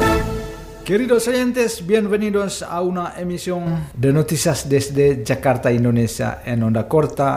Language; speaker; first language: Spanish; non-native, fluent; Indonesian